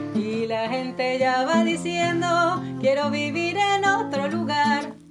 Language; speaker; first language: French; non-native, fluent; Spanish